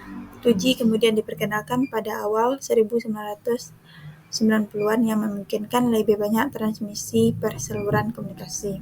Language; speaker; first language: Indonesian; native; Indonesian